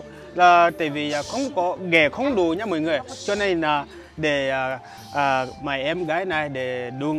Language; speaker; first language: Vietnamese; non-native, learner; Portuguese